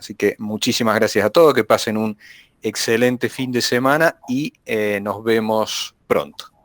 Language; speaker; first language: Spanish; native; Spanish